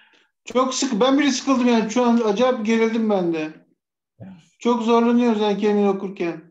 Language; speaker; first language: Turkish; native; Turkish